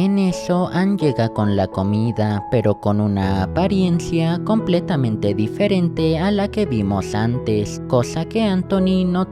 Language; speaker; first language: Spanish; native; Spanish